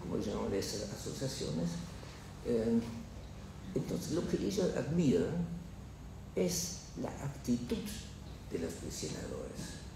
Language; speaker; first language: Spanish; non-native, fluent; German